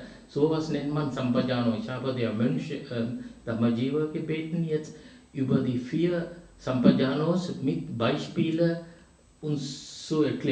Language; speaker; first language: German; non-native, fluent; Sinhala